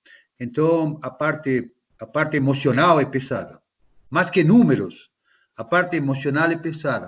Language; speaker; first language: Portuguese; non-native, fluent; Spanish